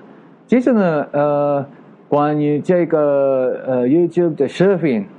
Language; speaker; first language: Chinese; non-native, learner; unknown